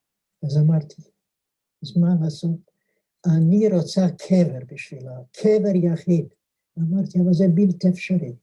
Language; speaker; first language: Hebrew; non-native, fluent; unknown